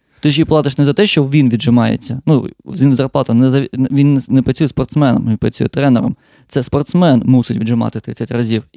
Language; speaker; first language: Ukrainian; non-native, local second language; Russian